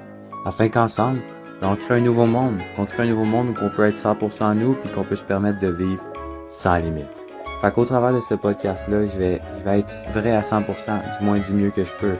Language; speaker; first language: French; native; French